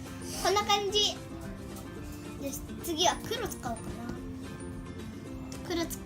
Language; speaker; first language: Japanese; early bilingual, heritage; Japanese